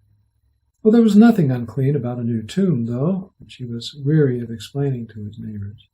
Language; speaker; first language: English; native; English